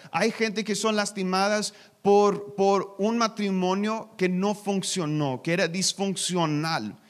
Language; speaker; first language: Spanish; non-native, learner; English